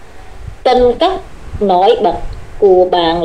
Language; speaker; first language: Vietnamese; non-native, learner; Khmer